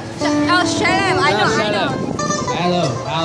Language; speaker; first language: English; non-native, learner; Bangla